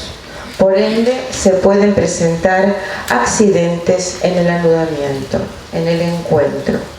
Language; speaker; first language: Spanish; native; Spanish